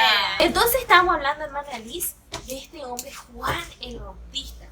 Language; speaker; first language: Spanish; native; Spanish